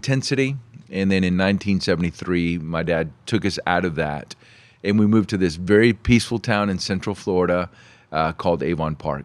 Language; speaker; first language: English; early bilingual, other home language; Spanish